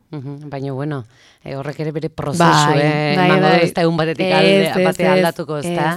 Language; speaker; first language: Basque; native; Basque